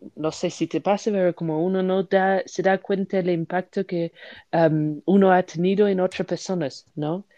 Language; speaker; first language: Spanish; non-native, fluent; English